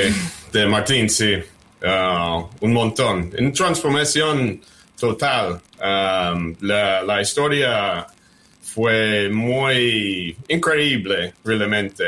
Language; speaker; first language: Spanish; early bilingual, heritage; English